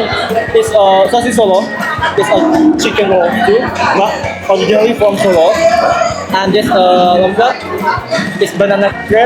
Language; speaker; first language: English; non-native, learner; Indonesian